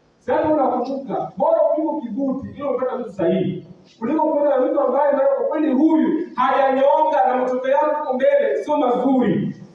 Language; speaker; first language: Swahili; non-native, local second language; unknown